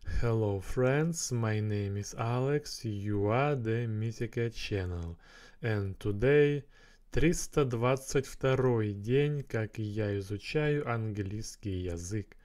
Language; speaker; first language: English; non-native, learner; Russian